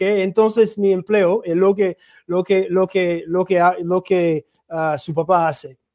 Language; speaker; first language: Spanish; non-native, learner; English